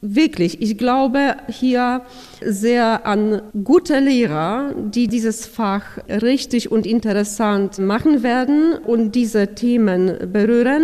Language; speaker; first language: German; non-native, fluent; Polish